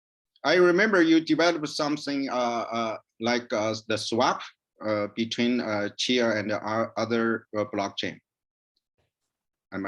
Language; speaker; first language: English; non-native, learner; Chinese